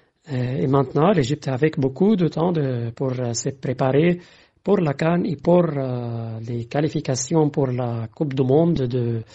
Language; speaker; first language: French; non-native, fluent; Arabic